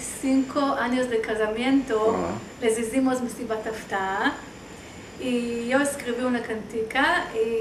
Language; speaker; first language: Spanish; early bilingual, heritage; Hebrew